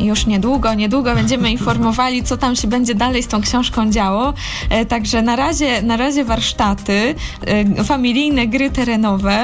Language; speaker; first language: Polish; native; Polish